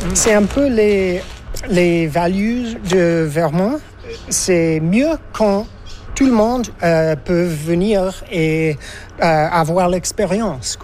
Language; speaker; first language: French; non-native, fluent; English